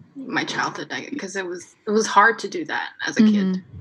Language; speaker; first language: English; non-native, fluent; Korean